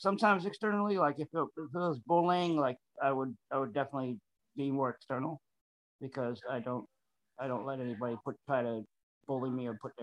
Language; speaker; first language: English; early bilingual, other home language; Spanish